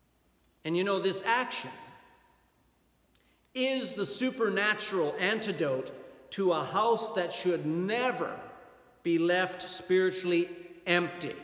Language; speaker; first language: English; native; English